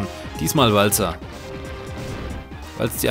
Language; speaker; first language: German; native; German